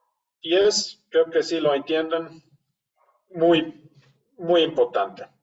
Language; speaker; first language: Spanish; non-native, fluent; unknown